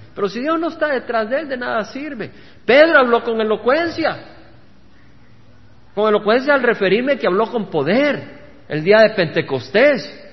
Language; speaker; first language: Spanish; native; Spanish